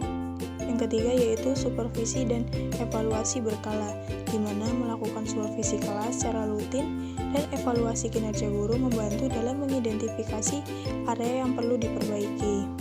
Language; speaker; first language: Indonesian; native; Indonesian